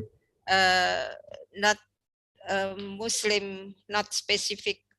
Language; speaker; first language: English; non-native, learner; Indonesian